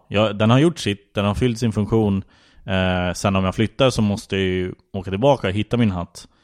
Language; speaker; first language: Swedish; native; Swedish